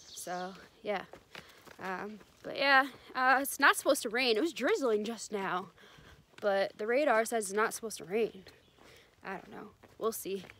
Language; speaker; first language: English; native; English